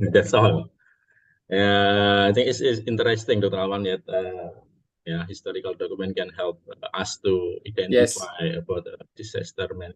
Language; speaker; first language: English; non-native, learner; Indonesian